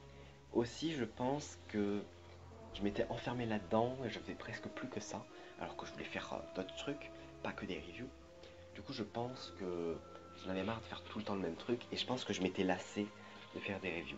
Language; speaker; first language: French; native; French